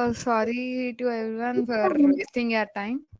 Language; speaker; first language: English; non-native, learner; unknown